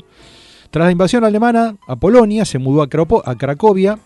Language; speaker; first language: Spanish; native; Spanish